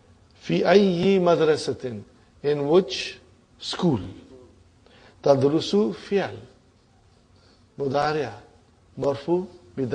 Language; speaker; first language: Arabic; non-native, fluent; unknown